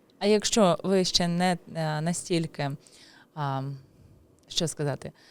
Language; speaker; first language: Ukrainian; native; Ukrainian